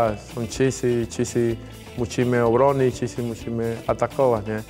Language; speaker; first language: Polish; non-native, fluent; Spanish